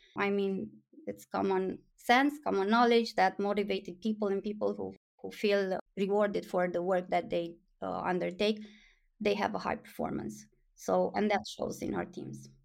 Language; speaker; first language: English; non-native, fluent; Romanian